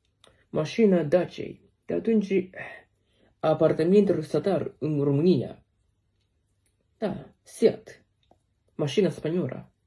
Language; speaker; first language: Romanian; non-native, learner; Japanese